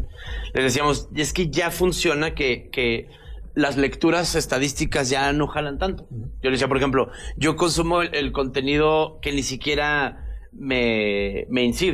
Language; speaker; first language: Spanish; native; Spanish